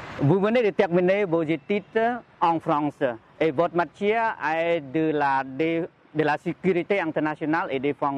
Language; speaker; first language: French; non-native, fluent; Khmer